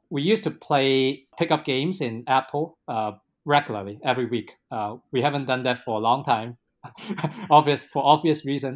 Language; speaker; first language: English; non-native, local second language; Cantonese